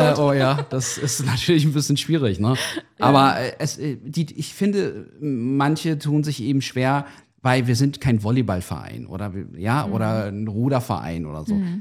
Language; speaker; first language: German; non-native, fluent; Portuguese